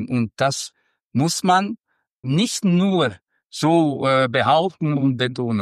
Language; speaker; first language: German; non-native, fluent; Romanian